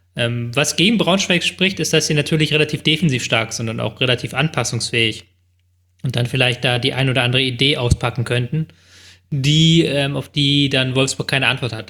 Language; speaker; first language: German; native; German